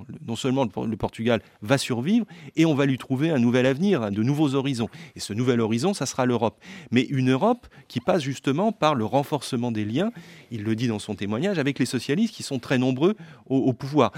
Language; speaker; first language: French; native; French